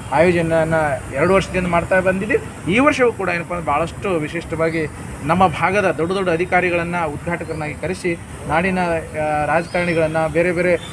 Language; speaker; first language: Kannada; non-native, local second language; Lambadi